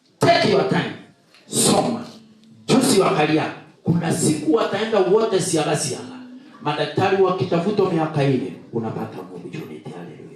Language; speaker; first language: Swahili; non-native, local second language; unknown